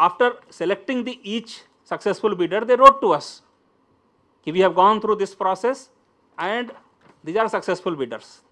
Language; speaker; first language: English; non-native, local second language; Telugu